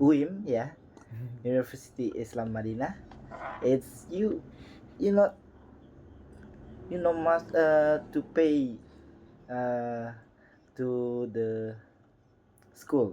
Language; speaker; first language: English; non-native, learner; Indonesian